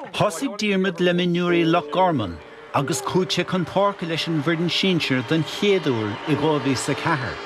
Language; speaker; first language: Irish; native; Irish